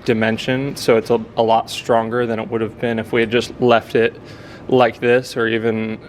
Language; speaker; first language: English; native; English